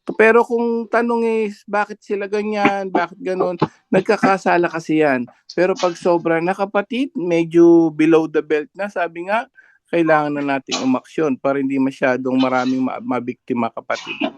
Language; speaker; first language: Filipino; native; Filipino